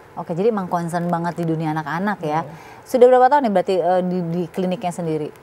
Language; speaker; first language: Indonesian; native; Indonesian